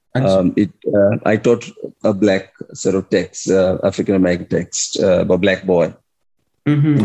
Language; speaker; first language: English; non-native, local second language; Hindi